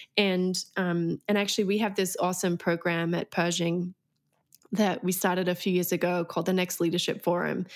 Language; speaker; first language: English; native; English